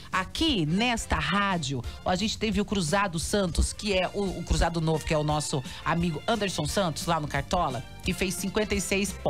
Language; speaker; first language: Portuguese; native; Portuguese